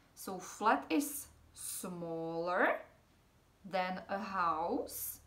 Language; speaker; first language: English; non-native, fluent; Czech